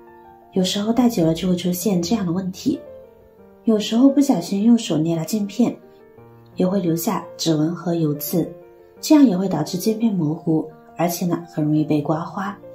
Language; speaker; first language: Chinese; native; Chinese